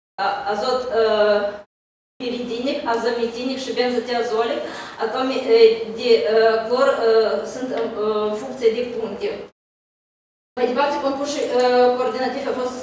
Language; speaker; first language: Romanian; non-native, local second language; Russian